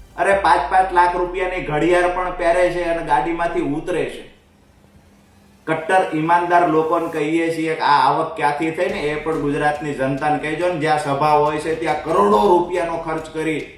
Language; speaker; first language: Gujarati; native; Gujarati